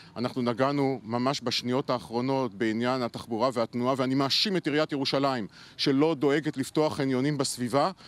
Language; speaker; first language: Hebrew; native; Hebrew